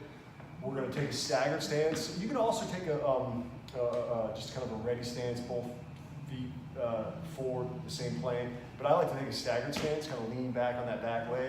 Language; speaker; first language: English; native; English